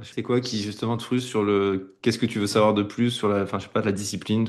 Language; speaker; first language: French; native; French